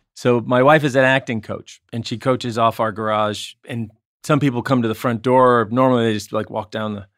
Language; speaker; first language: English; native; English